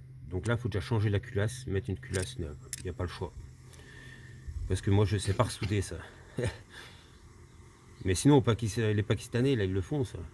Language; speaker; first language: French; native; French